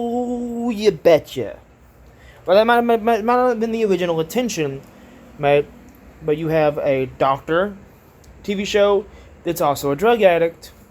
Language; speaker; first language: English; native; English